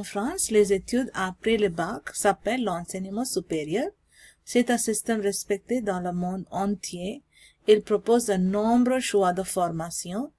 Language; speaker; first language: French; non-native, learner; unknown